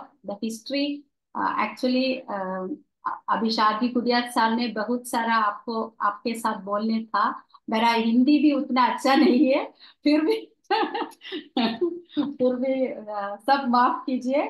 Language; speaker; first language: Hindi; non-native, local second language; Malayalam